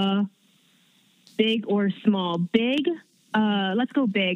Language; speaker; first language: English; early bilingual, other home language; Chinese